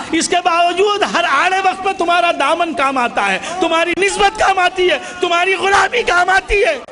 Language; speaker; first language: Urdu; native; Urdu